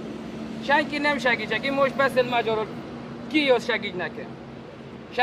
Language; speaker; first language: Hungarian; non-native, learner; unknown